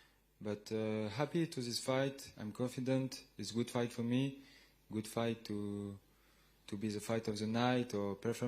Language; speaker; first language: English; non-native, learner; French